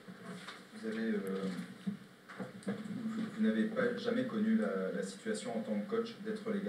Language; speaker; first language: French; native; French